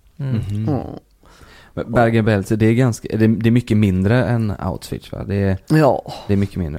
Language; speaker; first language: Swedish; native; Swedish